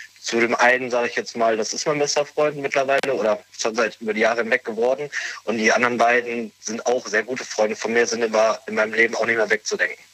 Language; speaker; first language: German; native; German